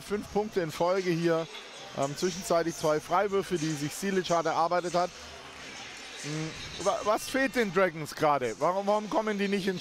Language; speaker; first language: German; native; German